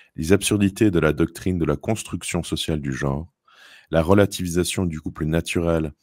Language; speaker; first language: French; native; French